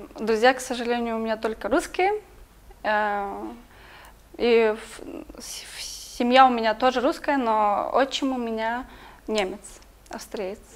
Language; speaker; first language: Russian; native; Russian